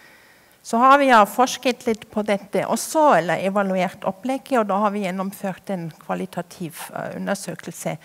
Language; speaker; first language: Norwegian; non-native, fluent; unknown